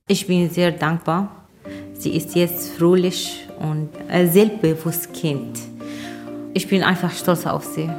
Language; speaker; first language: German; non-native, learner; Arabic